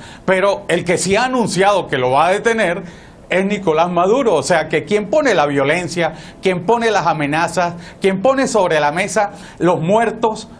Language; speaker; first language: Spanish; native; Spanish